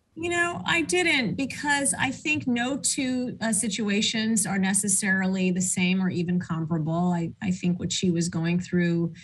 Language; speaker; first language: English; early bilingual, other home language; Arabic